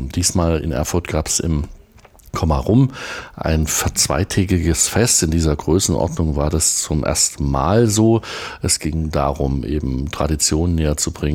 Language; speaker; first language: German; native; German